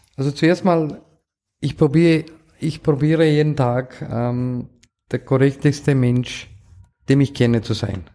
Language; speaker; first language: German; non-native, fluent; Romanian